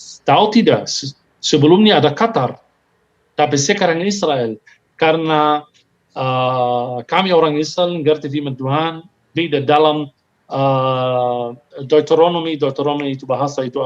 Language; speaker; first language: Indonesian; non-native, fluent; Hebrew